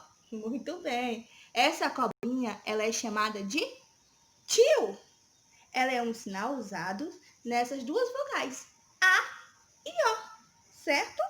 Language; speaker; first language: Portuguese; native; Portuguese